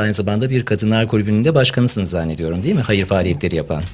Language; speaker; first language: Turkish; native; Turkish